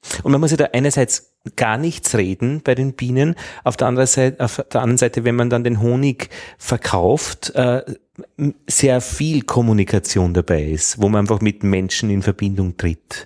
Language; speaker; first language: German; native; German